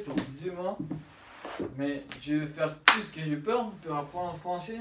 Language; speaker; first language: French; non-native, learner; Spanish